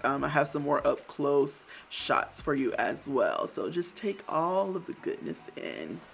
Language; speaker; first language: English; native; English